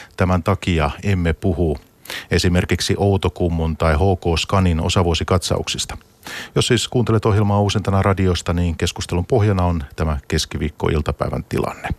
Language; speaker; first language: Finnish; native; Finnish